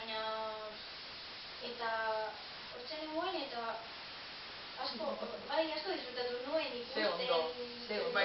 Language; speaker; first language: Basque; non-native, local second language; Spanish